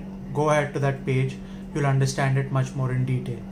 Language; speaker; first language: English; non-native, local second language; Hindi